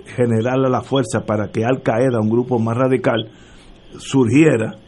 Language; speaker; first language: Spanish; native; Spanish